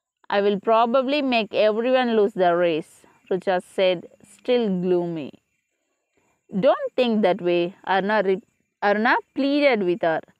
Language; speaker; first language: English; non-native, local second language; Tamil